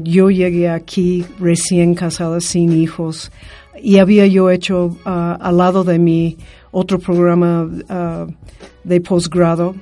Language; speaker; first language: Spanish; non-native, fluent; English